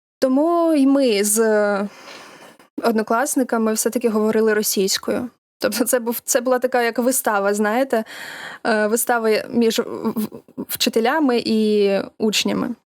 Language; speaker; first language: Ukrainian; non-native, local second language; Russian